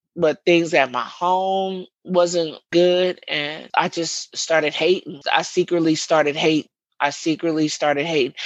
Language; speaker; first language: English; native; English